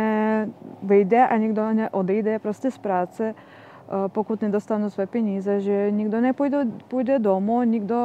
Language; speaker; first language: Czech; non-native, fluent; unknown